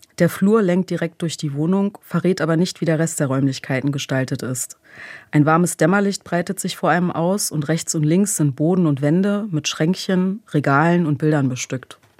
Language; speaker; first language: German; early bilingual, other home language; Croatian